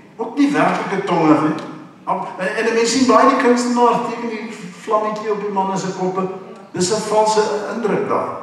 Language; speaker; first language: Afrikaans; non-native, local second language; English